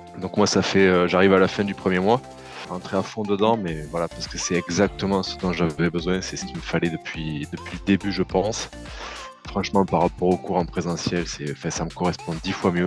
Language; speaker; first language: French; native; French